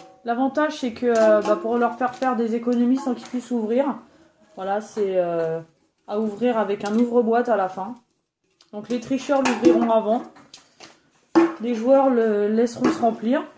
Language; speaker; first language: French; native; French